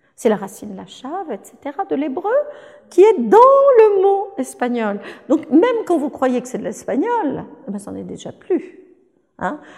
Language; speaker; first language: French; native; French